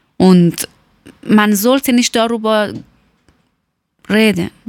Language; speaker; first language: German; non-native, learner; Persian